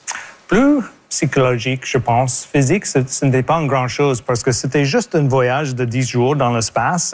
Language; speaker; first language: French; non-native, local second language; English